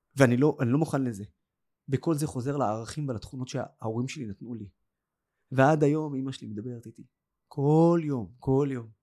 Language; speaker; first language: Hebrew; non-native, local second language; Arabic